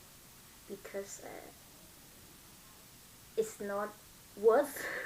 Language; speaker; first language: English; non-native, learner; Vietnamese